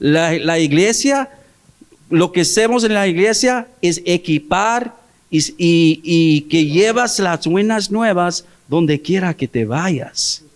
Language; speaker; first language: Spanish; early bilingual, heritage; English